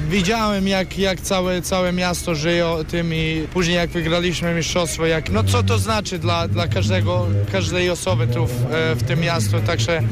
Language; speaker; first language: Polish; non-native, fluent; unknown